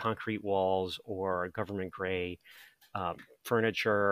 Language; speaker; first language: English; native; English